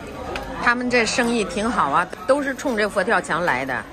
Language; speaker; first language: Chinese; native; Chinese